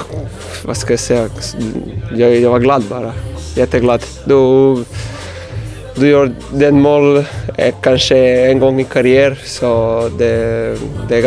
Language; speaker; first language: Swedish; non-native, learner; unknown